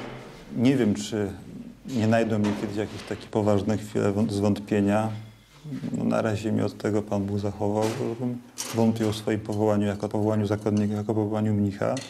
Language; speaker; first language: Polish; native; Polish